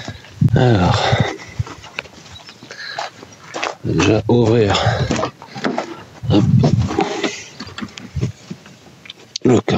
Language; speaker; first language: French; native; French